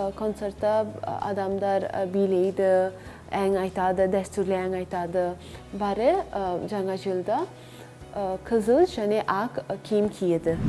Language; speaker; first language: Kazakh; non-native, learner; Bangla